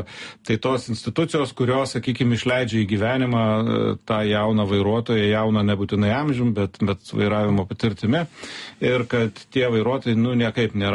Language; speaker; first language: Lithuanian; native; Lithuanian